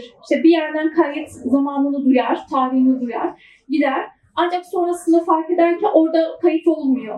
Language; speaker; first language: Turkish; native; Turkish